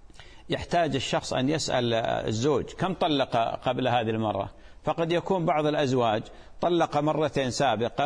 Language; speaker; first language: Arabic; native; Arabic